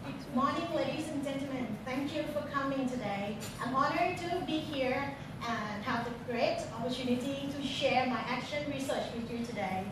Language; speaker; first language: English; non-native, fluent; Thai